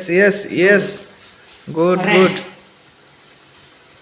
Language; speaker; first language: English; non-native, learner; Bangla